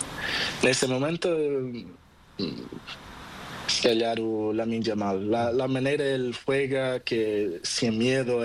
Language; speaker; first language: Spanish; non-native, learner; Portuguese